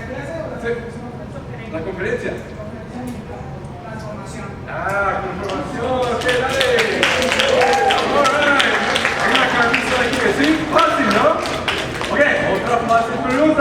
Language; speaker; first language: Spanish; early bilingual, heritage; Spanish